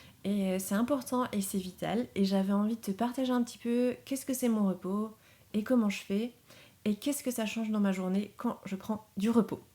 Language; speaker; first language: French; native; French